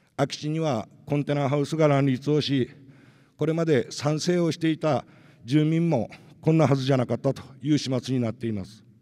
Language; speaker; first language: Japanese; native; Japanese